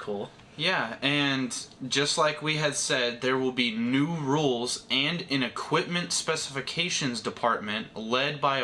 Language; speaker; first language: English; native; English